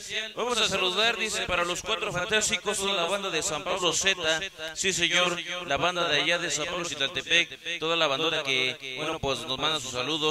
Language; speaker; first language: Spanish; native; Spanish